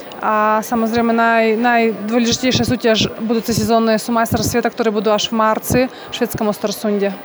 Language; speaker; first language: Slovak; non-native, fluent; Russian